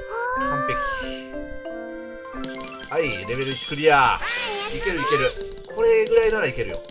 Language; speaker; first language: Japanese; native; Japanese